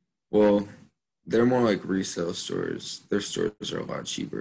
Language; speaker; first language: English; native; English